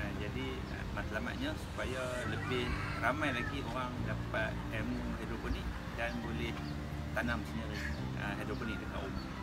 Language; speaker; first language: Malay; native; Malay